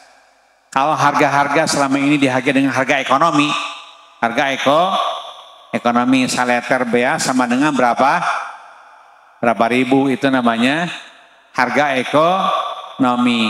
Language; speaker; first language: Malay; non-native, local second language; Sundanese